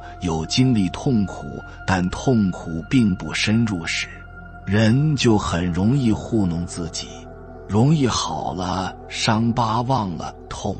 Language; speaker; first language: Chinese; native; Chinese